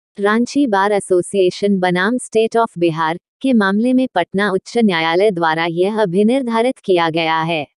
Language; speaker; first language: Hindi; native; Hindi